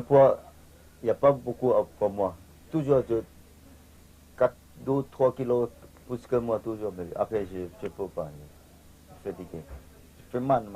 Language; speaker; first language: French; non-native, learner; Thai